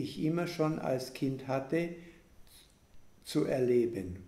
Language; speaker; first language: German; native; German